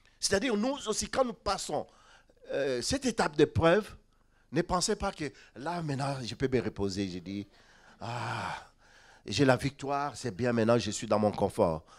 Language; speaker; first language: French; non-native, local second language; Lingala